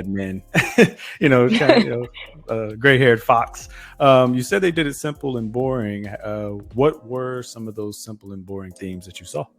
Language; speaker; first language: English; native; English